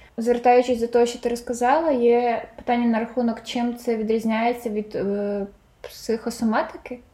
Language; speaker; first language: Ukrainian; non-native, local second language; Russian